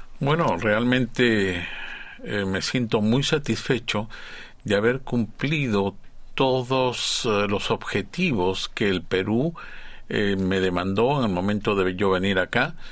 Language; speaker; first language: Spanish; native; Spanish